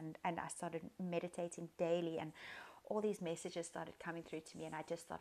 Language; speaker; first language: English; native; English